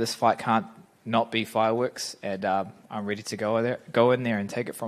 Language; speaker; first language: English; native; English